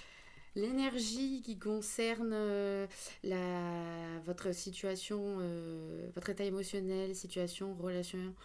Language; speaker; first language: French; native; French